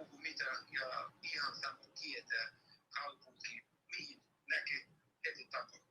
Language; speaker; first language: Finnish; non-native, learner; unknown